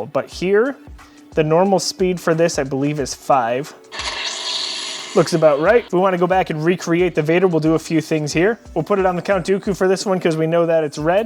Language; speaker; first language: English; native; English